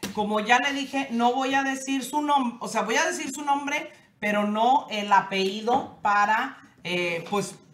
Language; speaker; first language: Spanish; native; Spanish